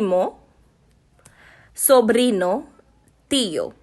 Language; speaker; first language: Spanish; non-native, learner; Haitian Creole